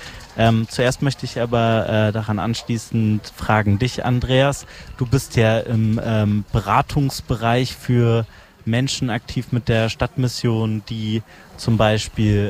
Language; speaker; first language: German; native; German